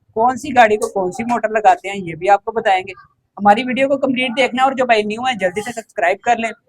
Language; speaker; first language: Urdu; non-native, local second language; Punjabi